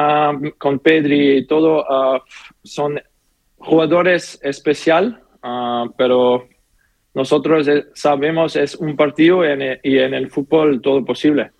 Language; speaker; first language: Spanish; non-native, learner; German